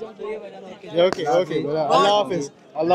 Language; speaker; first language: Hindi; early bilingual, heritage; English